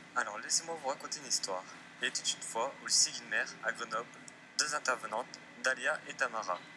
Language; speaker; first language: French; native; French